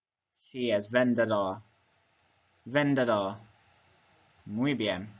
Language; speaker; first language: Spanish; non-native, learner; English